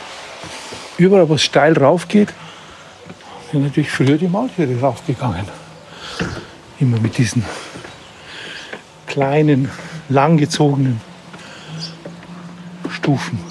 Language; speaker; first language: German; native; German